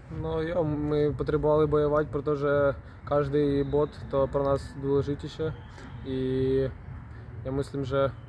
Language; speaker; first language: Czech; non-native, learner; Ukrainian